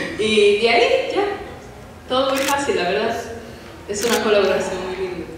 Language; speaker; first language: Spanish; non-native, fluent; Papiamento